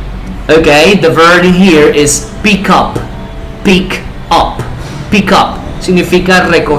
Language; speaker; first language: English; non-native, fluent; Spanish